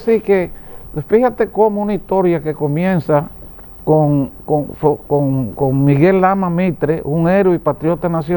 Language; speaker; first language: Spanish; native; Spanish